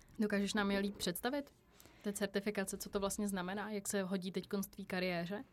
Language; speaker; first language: Czech; native; Czech